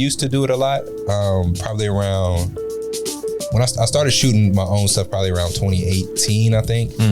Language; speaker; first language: English; native; English